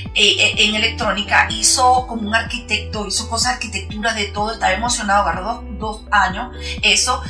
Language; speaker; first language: Spanish; native; Spanish